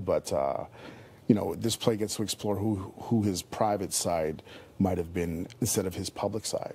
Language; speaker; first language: English; native; English